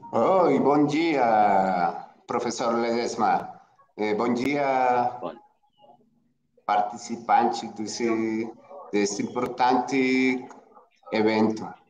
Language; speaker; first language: Spanish; non-native, learner; Portuguese